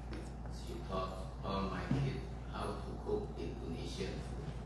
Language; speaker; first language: English; non-native, fluent; Indonesian